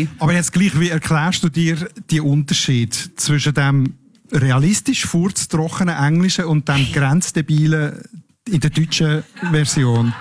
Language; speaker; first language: German; native; German